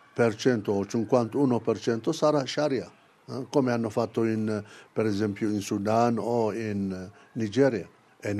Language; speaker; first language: Italian; non-native, fluent; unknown